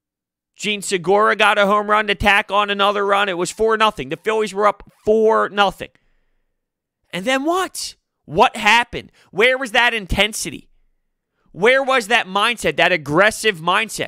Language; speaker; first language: English; native; English